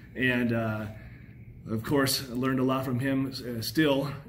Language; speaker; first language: English; native; English